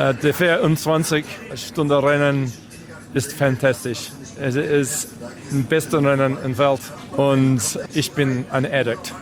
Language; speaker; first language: German; non-native, learner; English